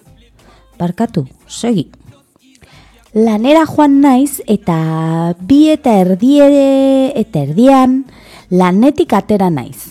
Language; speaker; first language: Basque; non-native, local second language; Spanish